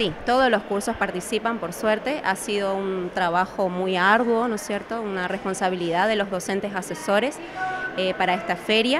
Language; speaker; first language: Spanish; native; Spanish